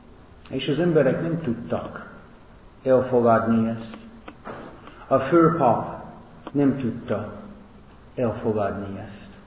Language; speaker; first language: Hungarian; non-native, learner; English